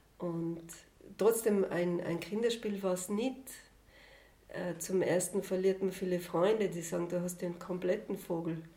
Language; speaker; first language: German; native; German